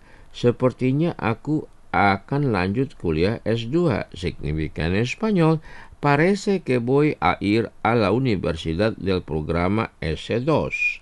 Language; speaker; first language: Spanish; non-native, fluent; Indonesian